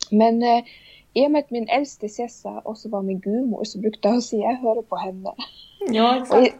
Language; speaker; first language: Swedish; non-native, fluent; Northern Sami